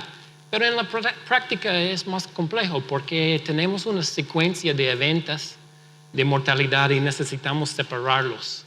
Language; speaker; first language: Spanish; non-native, fluent; English